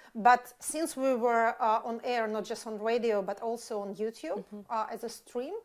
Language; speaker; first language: English; non-native, fluent; Russian